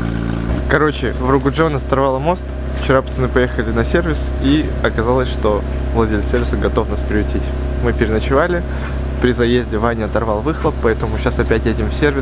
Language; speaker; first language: Russian; native; Russian